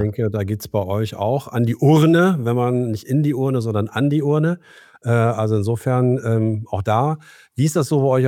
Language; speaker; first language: German; native; German